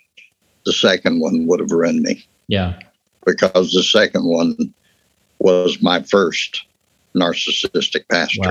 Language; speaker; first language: English; native; English